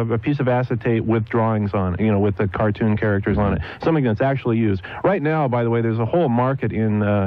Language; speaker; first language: English; native; English